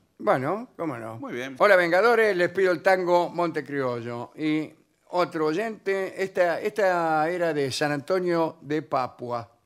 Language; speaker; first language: Spanish; native; Spanish